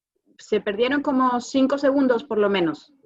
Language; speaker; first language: Spanish; native; Spanish